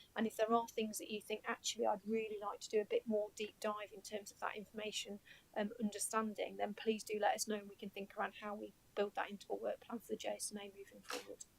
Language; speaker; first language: English; native; English